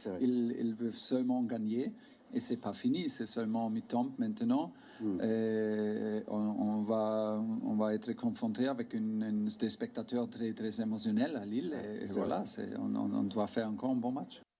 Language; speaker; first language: French; non-native, learner; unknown